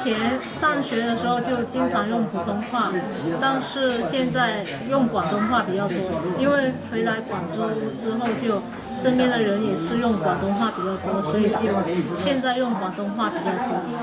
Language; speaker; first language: Chinese; non-native, local second language; Cantonese